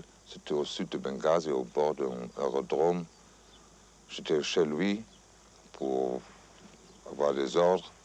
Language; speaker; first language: French; non-native, fluent; German